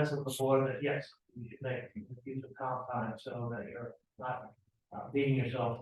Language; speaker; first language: English; native; English